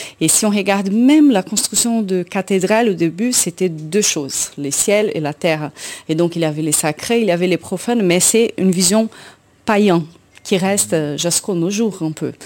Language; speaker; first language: French; non-native, fluent; Portuguese